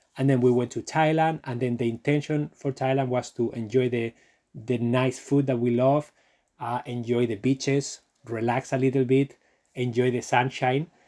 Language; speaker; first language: English; non-native, fluent; Spanish